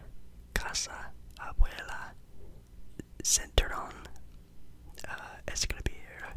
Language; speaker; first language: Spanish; non-native, learner; English